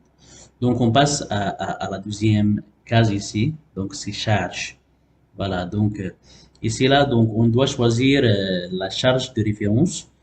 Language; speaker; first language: French; non-native, local second language; Arabic